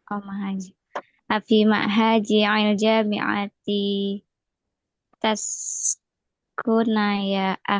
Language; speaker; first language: Arabic; non-native, learner; Indonesian